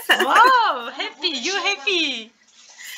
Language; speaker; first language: English; non-native, learner; Turkish